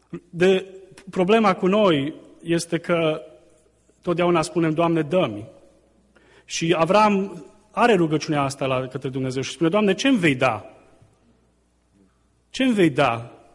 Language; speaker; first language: Romanian; native; Romanian